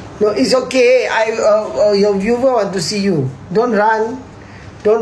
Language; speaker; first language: English; non-native, local second language; Malay